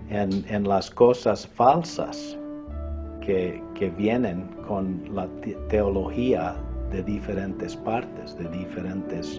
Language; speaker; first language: Spanish; non-native, fluent; English